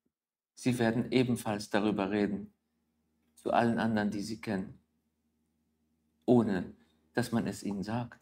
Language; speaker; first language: German; native; German